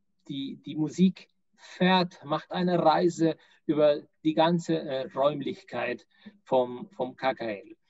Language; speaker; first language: German; non-native, fluent; Spanish